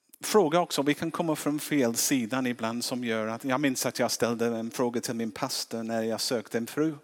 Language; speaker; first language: Swedish; non-native, fluent; English